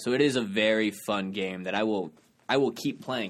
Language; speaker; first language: English; native; English